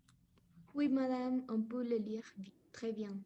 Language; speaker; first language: French; non-native, learner; Spanish